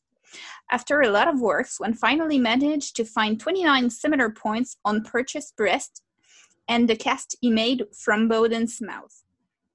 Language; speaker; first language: English; non-native, fluent; French